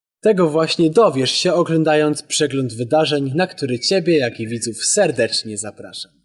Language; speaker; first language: Polish; native; Polish